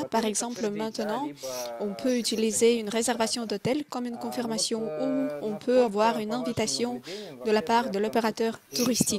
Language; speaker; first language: French; non-native, fluent; Russian